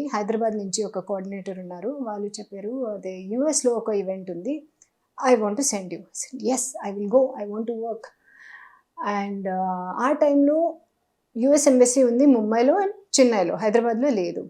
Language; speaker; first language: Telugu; non-native, local second language; Hindi